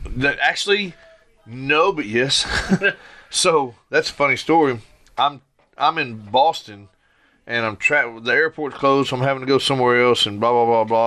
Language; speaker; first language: English; native; English